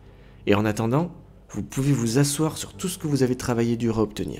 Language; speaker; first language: French; native; French